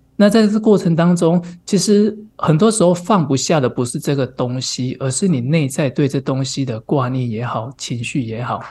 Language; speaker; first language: Chinese; native; Chinese